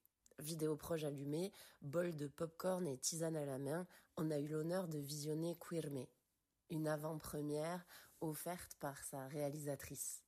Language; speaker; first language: French; native; French